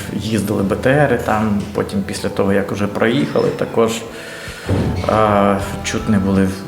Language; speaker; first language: Ukrainian; native; Ukrainian